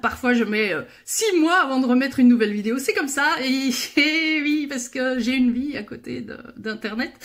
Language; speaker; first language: French; native; French